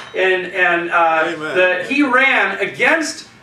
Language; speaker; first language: English; native; English